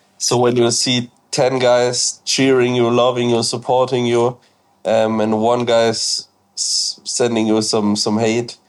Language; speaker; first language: English; non-native, fluent; German